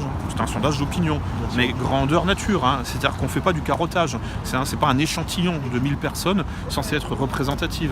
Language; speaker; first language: French; native; French